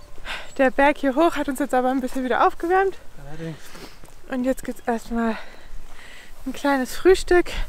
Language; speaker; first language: German; native; German